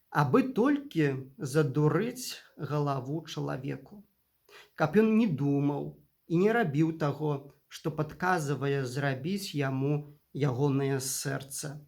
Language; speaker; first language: Belarusian; native; Belarusian